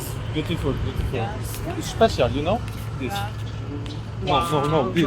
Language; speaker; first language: English; non-native, learner; Polish